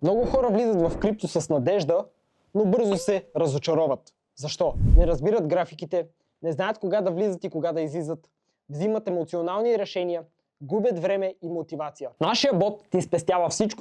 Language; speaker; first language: Bulgarian; native; Bulgarian